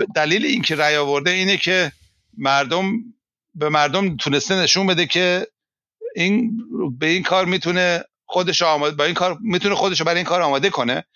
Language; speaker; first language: Persian; native; Persian